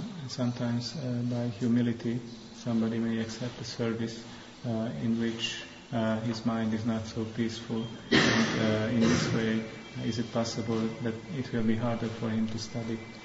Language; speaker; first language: English; non-native, fluent; Hungarian